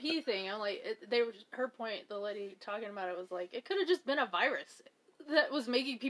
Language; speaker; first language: English; native; English